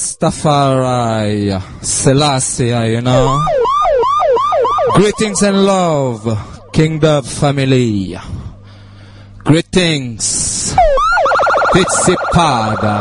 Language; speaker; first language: English; non-native, learner; French